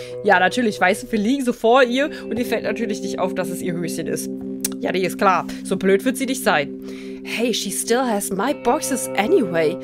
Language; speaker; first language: German; native; German